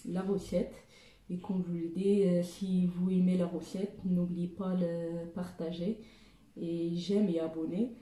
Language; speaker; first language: French; non-native, local second language; Arabic